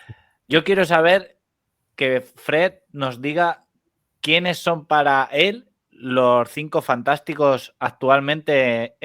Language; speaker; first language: Spanish; native; Spanish